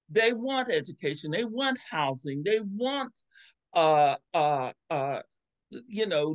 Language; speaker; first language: English; native; English